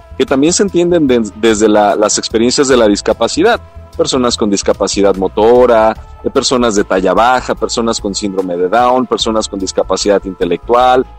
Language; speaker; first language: Spanish; non-native, local second language; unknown